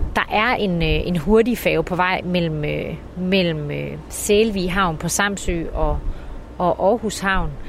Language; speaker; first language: Danish; native; Danish